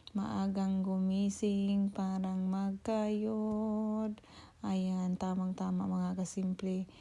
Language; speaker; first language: Filipino; non-native, local second language; Cebuano